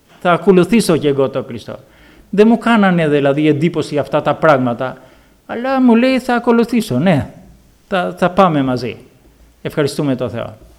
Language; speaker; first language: Greek; non-native, fluent; Albanian